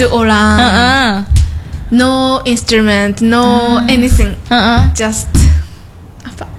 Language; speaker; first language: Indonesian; non-native, learner; Japanese